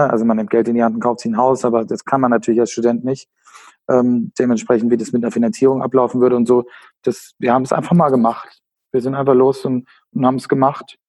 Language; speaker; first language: German; native; German